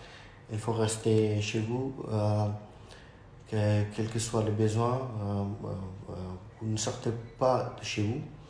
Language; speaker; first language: French; non-native, learner; Urdu